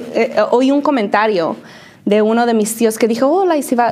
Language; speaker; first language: Spanish; native; Spanish